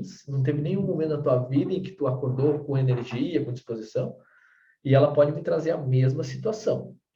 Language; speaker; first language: Portuguese; native; Portuguese